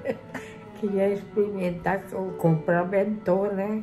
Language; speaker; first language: Portuguese; non-native, local second language; Japanese